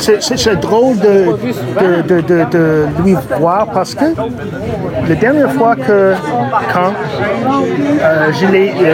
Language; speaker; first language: French; non-native, learner; English